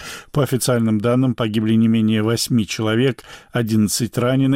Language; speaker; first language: Russian; native; Russian